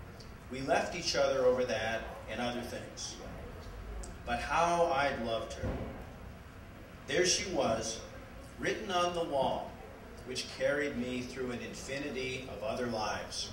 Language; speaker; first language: English; native; English